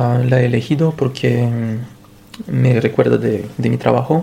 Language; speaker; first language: Spanish; non-native, fluent; Romanian